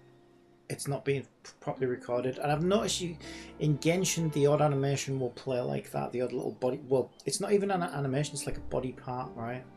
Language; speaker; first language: English; native; English